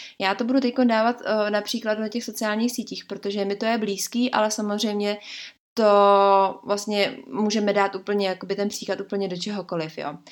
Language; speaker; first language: Czech; native; Czech